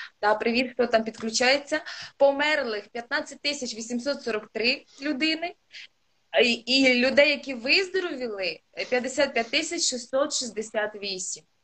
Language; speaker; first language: Ukrainian; non-native, local second language; Russian